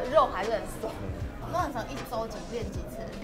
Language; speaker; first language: Chinese; native; Chinese